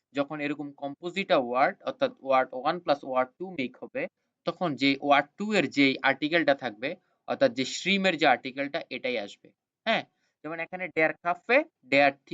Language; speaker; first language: Bangla; native; Bangla